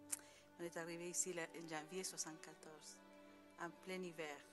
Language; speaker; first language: French; non-native, fluent; Spanish